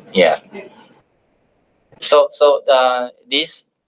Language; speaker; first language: English; non-native, fluent; Indonesian